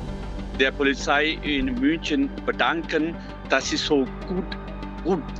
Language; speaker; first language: German; non-native, local second language; Urdu